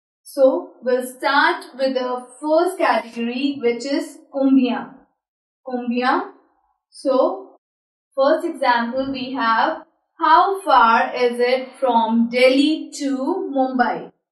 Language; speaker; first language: English; non-native, local second language; Hindi